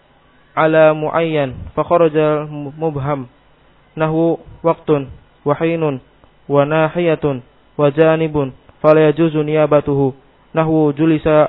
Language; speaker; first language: Arabic; non-native, learner; Indonesian